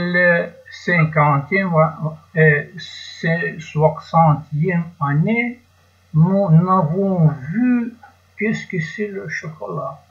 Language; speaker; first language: French; non-native, learner; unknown